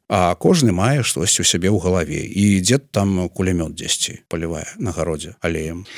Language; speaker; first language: Belarusian; native; Belarusian